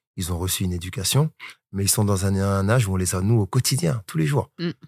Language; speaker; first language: French; native; French